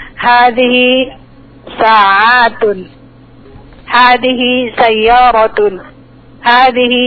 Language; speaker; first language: Arabic; non-native, learner; Indonesian